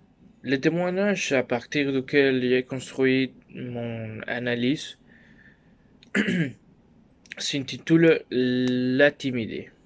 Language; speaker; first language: French; non-native, learner; Spanish